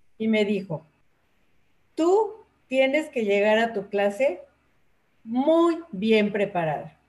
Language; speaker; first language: Spanish; native; Spanish